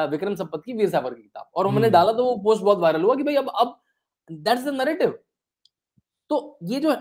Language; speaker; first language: Hindi; native; Hindi